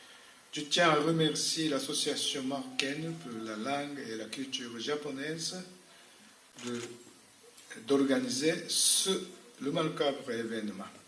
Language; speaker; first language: French; non-native, fluent; Japanese